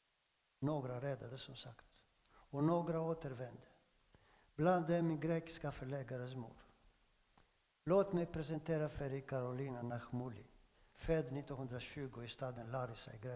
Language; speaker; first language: Swedish; non-native, fluent; Greek